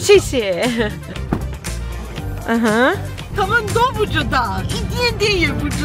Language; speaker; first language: Chinese; non-native, learner; Armenian